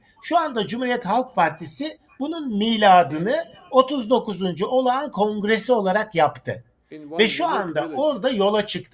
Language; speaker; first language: Turkish; native; Turkish